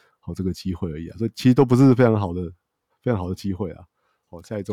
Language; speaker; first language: Chinese; native; Chinese